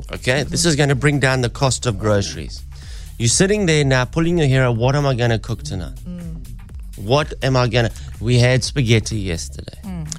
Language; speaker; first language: English; native; English